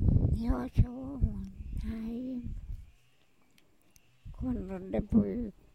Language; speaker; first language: Portuguese; non-native, local second language; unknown